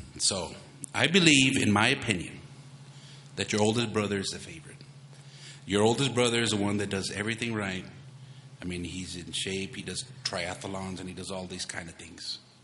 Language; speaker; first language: English; early bilingual, other home language; Spanish